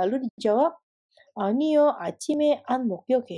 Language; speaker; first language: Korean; non-native, fluent; Indonesian